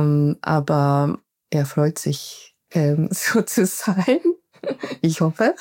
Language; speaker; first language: German; non-native, fluent; Japanese